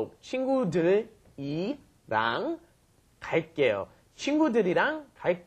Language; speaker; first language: Korean; non-native, fluent; English